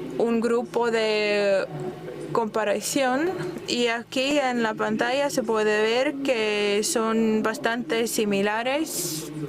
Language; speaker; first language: Spanish; non-native, fluent; German